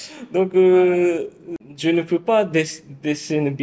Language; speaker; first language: French; non-native, learner; Japanese